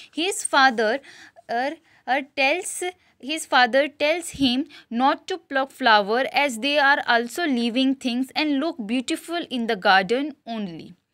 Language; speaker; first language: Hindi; non-native, local second language; Gujarati